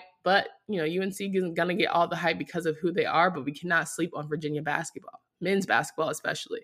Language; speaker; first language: English; native; English